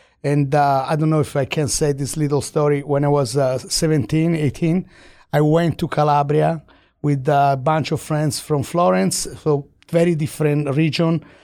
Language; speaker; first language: English; non-native, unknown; Italian